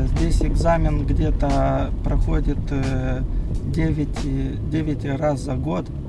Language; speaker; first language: Russian; non-native, local second language; Romanian